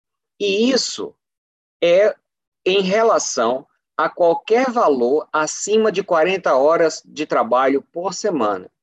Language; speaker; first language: Portuguese; native; Portuguese